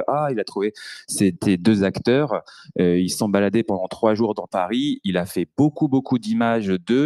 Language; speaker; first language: French; native; French